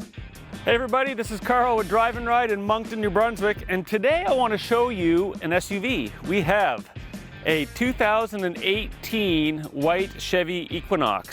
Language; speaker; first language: English; native; English